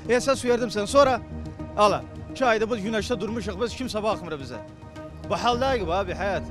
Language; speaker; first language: Turkish; native; Turkish